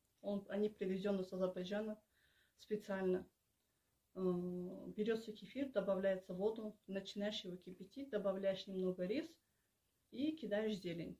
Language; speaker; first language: Russian; non-native, local second language; Azerbaijani